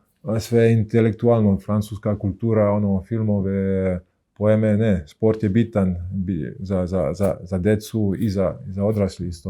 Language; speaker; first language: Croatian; early bilingual, heritage; Croatian